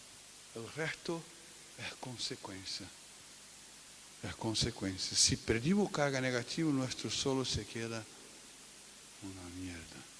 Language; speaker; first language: Spanish; non-native, fluent; Portuguese